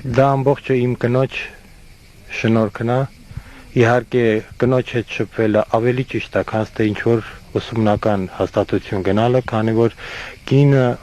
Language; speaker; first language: Armenian; non-native, fluent; Estonian